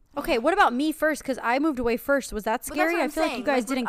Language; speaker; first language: English; native; English